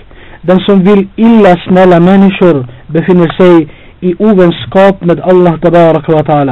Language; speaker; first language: Swedish; non-native, fluent; Albanian